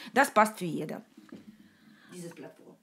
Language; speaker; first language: German; non-native, learner; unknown